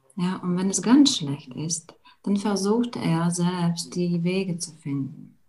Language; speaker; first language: German; non-native, fluent; Latvian